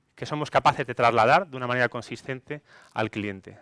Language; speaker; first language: Spanish; non-native, fluent; Greek